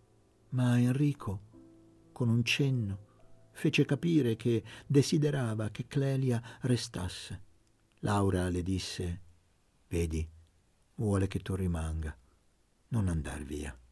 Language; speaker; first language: Italian; native; Italian